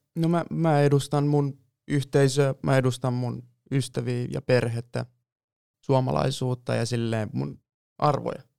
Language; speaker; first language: Finnish; native; Finnish